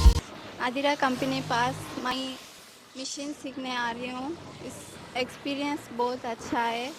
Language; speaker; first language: Hindi; non-native, local second language; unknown